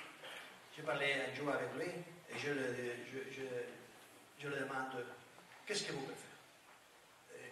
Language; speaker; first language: French; non-native, learner; Spanish